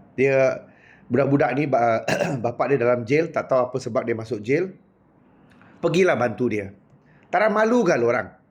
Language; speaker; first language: Malay; non-native, local second language; Punjabi